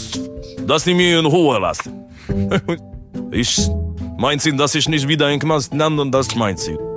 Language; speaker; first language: German; non-native, learner; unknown